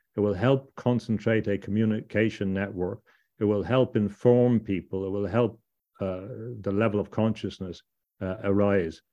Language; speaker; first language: English; native; English